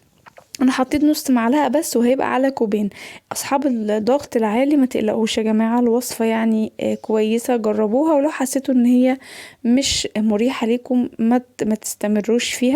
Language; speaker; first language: Arabic; native; Arabic